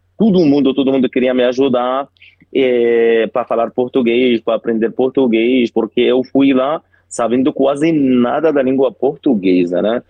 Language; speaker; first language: Portuguese; non-native, fluent; Arabic